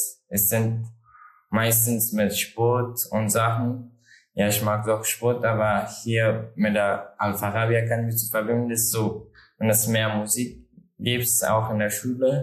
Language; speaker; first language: German; non-native, learner; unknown